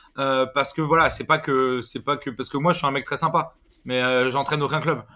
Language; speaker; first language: French; native; French